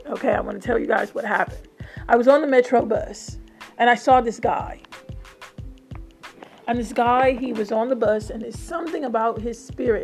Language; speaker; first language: English; native; English